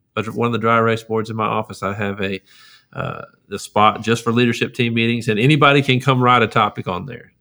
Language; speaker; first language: English; native; English